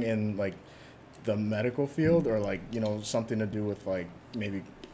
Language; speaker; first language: English; native; English